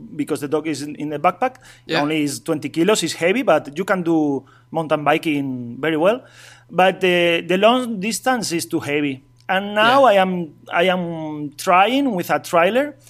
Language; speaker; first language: English; non-native, learner; Spanish